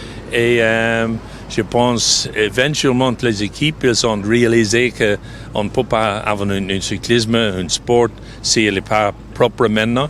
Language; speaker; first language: French; non-native, fluent; English